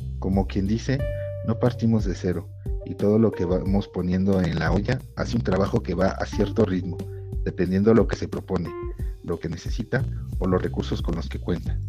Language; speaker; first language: Spanish; native; Spanish